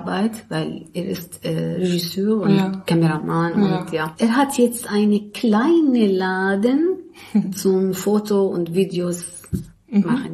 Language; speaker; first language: German; non-native, learner; Arabic